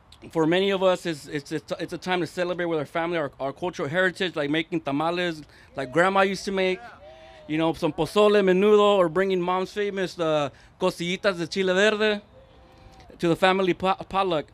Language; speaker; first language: English; early bilingual, other home language; Spanish